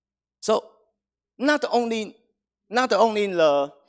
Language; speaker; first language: English; non-native, fluent; Chinese